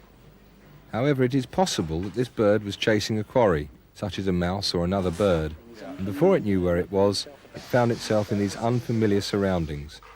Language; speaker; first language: English; native; English